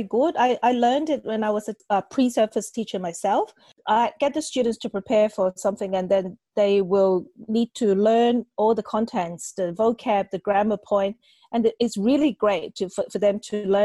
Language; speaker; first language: English; non-native, local second language; Cantonese